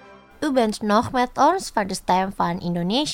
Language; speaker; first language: Dutch; non-native, fluent; Indonesian